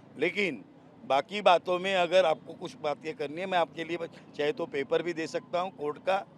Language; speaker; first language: Hindi; non-native, local second language; Marathi